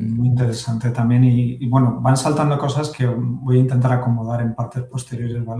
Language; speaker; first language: Spanish; native; Spanish